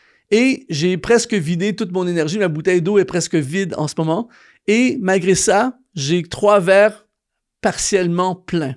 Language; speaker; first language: French; native; French